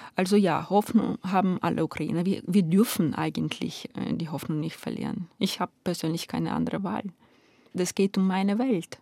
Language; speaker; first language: German; non-native, fluent; Ukrainian